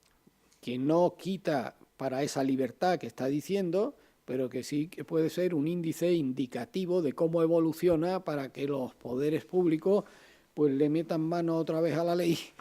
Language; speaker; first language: Spanish; native; Spanish